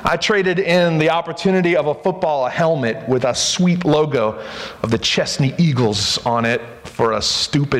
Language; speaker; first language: English; native; English